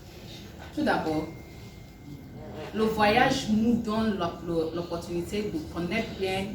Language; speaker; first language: French; non-native, learner; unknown